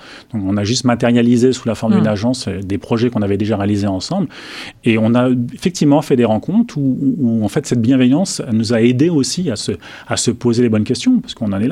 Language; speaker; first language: French; native; French